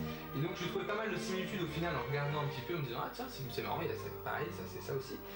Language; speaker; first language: French; native; French